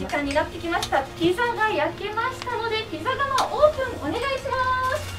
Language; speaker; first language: Japanese; native; Japanese